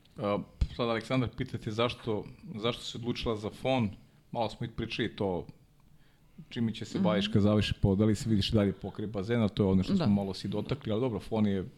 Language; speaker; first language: Serbian; native; Serbian